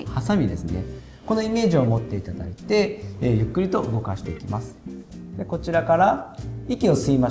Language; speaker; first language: Japanese; native; Japanese